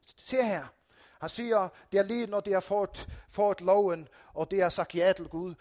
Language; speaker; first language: Danish; non-native, local second language; Faroese